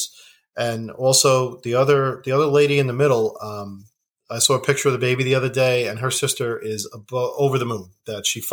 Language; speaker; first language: English; native; English